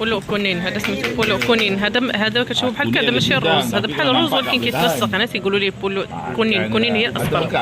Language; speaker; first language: Arabic; native; Arabic